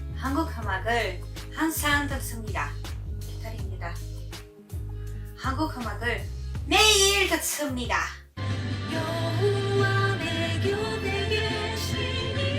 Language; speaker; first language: Korean; non-native, learner; Portuguese